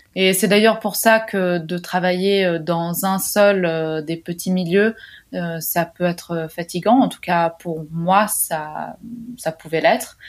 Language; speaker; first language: French; non-native, fluent; Italian